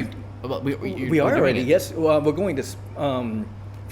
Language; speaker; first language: English; early bilingual, other home language; Thai